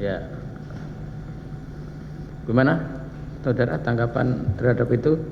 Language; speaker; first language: Indonesian; native; Indonesian